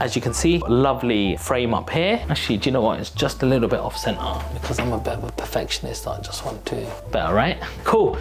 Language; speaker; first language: English; native; English